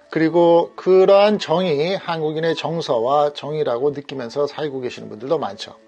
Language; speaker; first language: Korean; native; Korean